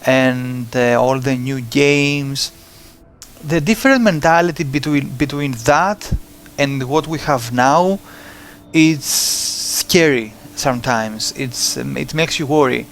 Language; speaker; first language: English; non-native, fluent; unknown